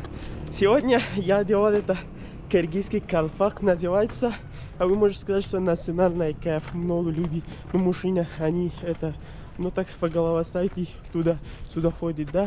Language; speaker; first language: Russian; non-native, learner; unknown